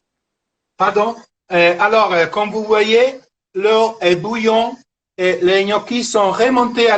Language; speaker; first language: French; non-native, fluent; Italian